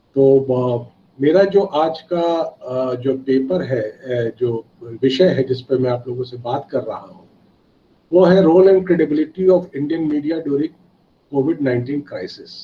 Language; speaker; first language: Hindi; native; Hindi